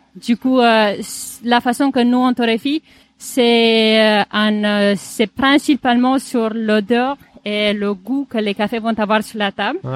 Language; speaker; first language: French; non-native, fluent; Romanian